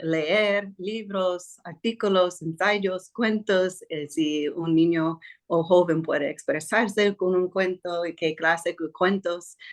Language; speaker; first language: Spanish; non-native, fluent; English